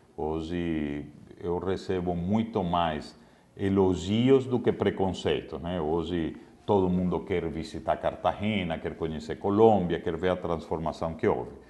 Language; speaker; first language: Portuguese; non-native, fluent; Spanish